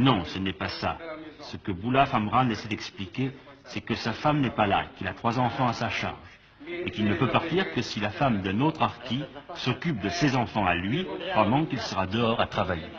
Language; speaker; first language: French; native; French